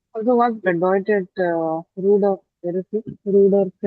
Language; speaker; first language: German; non-native, learner; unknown